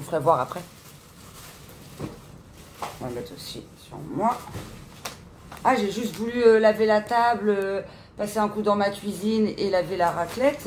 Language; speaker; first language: French; native; French